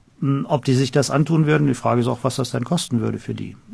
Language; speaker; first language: German; native; German